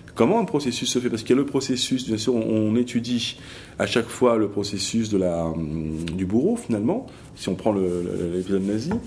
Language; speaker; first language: French; native; French